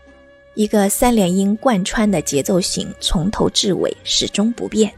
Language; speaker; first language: Chinese; native; Chinese